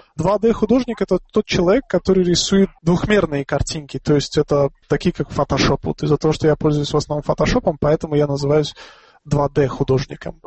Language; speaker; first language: Russian; non-native, local second language; Tajik